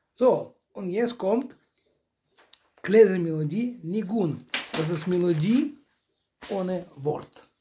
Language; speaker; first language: German; non-native, learner; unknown